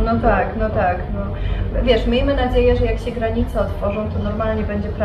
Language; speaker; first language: Polish; native; Polish